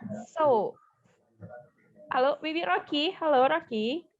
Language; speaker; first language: English; non-native, learner; Indonesian